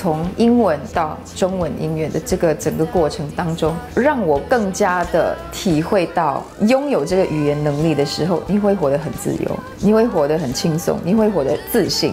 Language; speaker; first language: Chinese; non-native, local second language; English